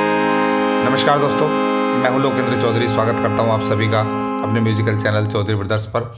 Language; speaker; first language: Hindi; native; Hindi